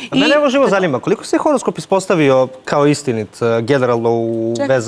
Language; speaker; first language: Serbian; native; Serbian